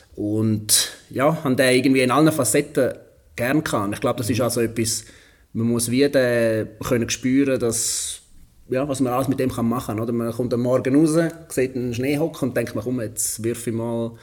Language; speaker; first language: German; native; German